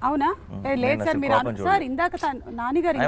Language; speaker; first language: Telugu; native; Telugu